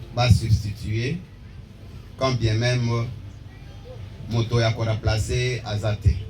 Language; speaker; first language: Lingala; non-native, local second language; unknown